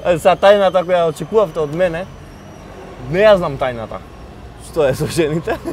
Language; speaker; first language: Macedonian; non-native, local second language; Albanian